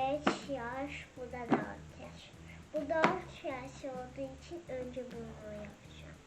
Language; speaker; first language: Turkish; early bilingual, heritage; Turkish